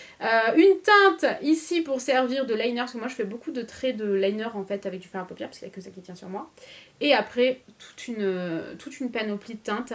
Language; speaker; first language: French; native; French